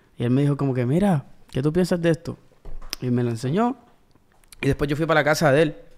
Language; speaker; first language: Spanish; early bilingual, heritage; Spanish